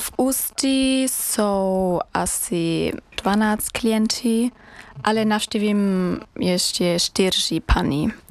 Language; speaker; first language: Czech; non-native, learner; German